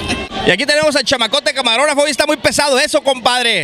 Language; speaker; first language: Spanish; native; Spanish